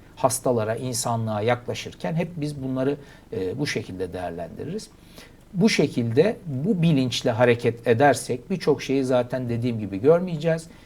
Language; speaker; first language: Turkish; native; Turkish